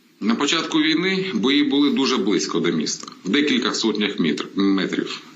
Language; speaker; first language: Ukrainian; native; Ukrainian